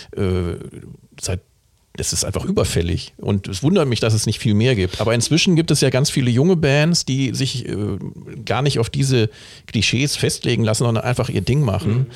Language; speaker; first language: German; native; German